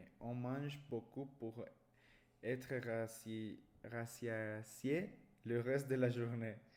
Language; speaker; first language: French; non-native, learner; Spanish